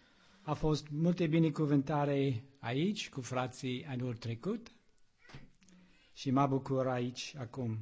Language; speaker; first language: Romanian; non-native, learner; English